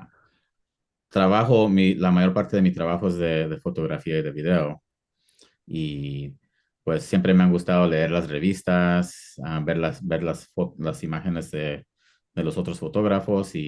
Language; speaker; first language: Spanish; early bilingual, heritage; Spanish